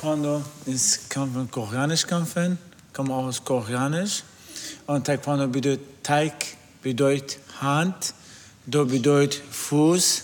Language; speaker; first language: German; non-native, learner; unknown